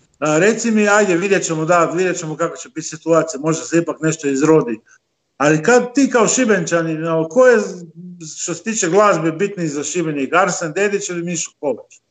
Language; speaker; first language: Croatian; native; Croatian